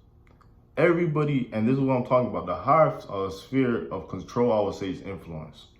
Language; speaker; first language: English; native; English